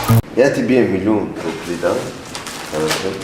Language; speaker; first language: Russian; non-native, learner; Persian